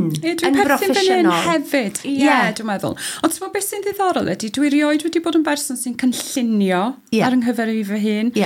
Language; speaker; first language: Welsh; native; Welsh